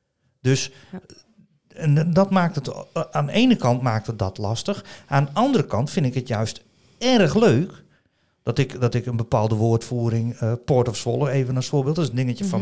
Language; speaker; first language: Dutch; native; Dutch